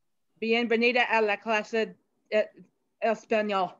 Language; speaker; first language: Spanish; non-native, learner; English